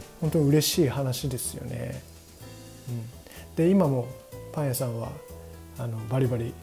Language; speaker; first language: Japanese; native; Japanese